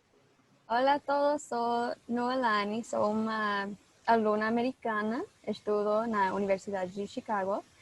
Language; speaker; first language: Portuguese; non-native, fluent; English